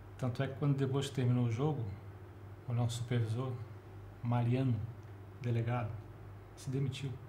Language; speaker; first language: Portuguese; native; Portuguese